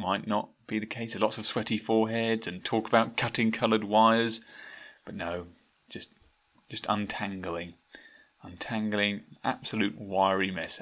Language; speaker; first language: English; native; English